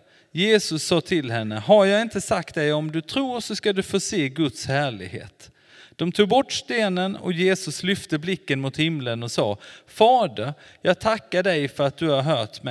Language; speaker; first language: Swedish; non-native, fluent; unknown